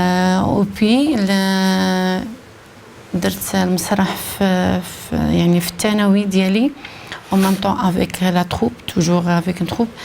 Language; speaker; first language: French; non-native, local second language; Arabic